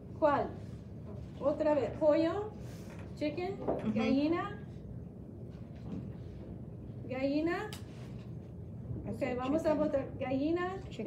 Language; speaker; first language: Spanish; non-native, fluent; English